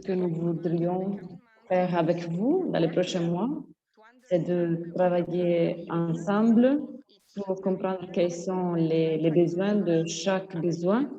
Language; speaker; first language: French; non-native, fluent; Italian